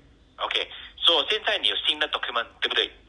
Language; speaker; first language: Chinese; native; Chinese